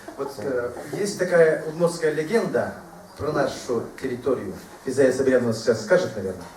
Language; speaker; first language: Russian; non-native, local second language; Udmurt